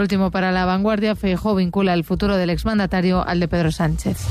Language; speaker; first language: Spanish; native; Spanish